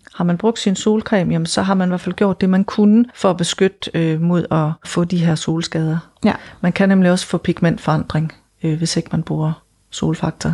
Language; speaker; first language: Danish; native; Danish